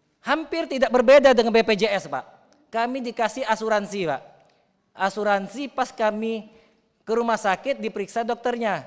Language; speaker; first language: Indonesian; native; Indonesian